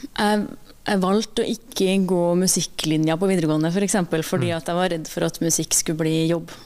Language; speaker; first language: Norwegian; native; Norwegian